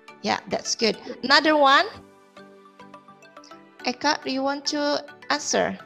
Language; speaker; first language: English; non-native, learner; Indonesian